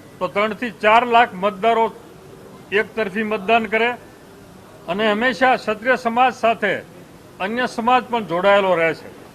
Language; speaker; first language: Gujarati; native; Gujarati